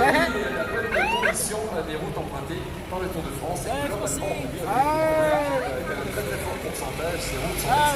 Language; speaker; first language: French; native; French